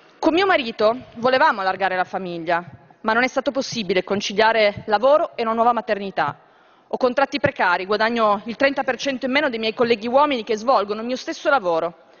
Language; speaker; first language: Italian; native; Italian